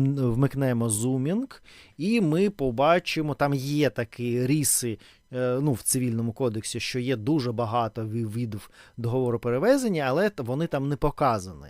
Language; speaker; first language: Ukrainian; native; Ukrainian